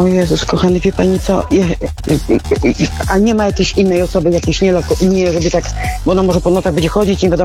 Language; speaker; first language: Polish; native; Polish